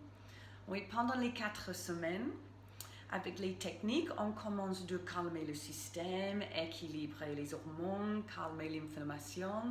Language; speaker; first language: French; non-native, fluent; English